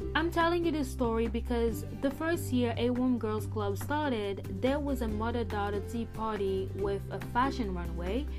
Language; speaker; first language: English; early bilingual, other home language; Haitian Creole